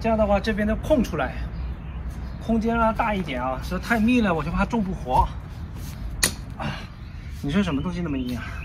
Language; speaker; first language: Chinese; native; Chinese